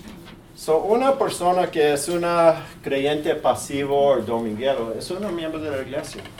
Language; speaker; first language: Spanish; early bilingual, heritage; English